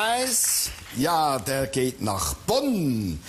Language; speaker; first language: German; native; German